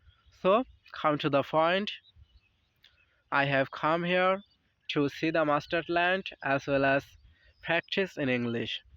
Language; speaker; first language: English; non-native, learner; Bangla